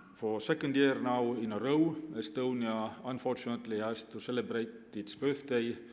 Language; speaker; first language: English; non-native, fluent; Estonian